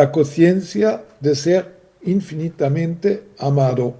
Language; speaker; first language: Spanish; non-native, fluent; German